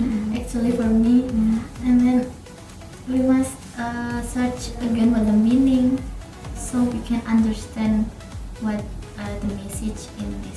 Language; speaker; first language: English; non-native, learner; Indonesian